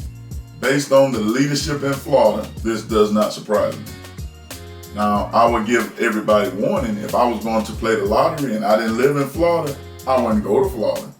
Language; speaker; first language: English; native; English